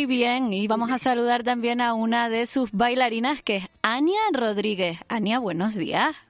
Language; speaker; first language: Spanish; native; Spanish